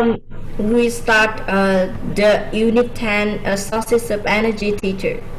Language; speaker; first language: English; non-native, learner; Vietnamese